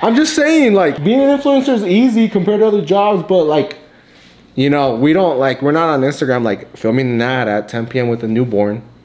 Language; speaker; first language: English; early bilingual, other home language; Spanish